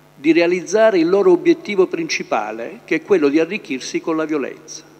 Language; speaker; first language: Italian; native; Italian